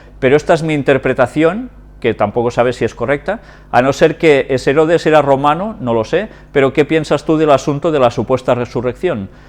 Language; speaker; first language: Spanish; non-native, local second language; Catalan